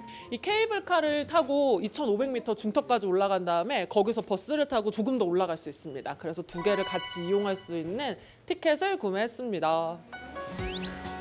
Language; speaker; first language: Korean; native; Korean